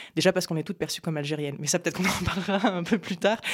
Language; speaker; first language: French; native; French